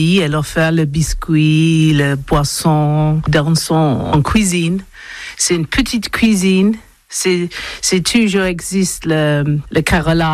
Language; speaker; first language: French; non-native, learner; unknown